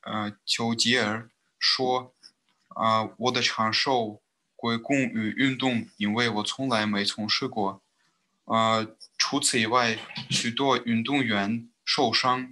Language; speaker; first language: Chinese; non-native, learner; Russian